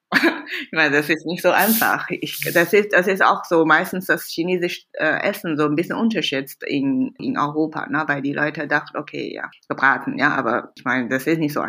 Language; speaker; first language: German; non-native, fluent; Chinese